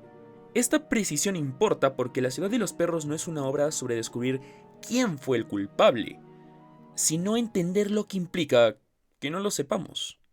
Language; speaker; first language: Spanish; native; Spanish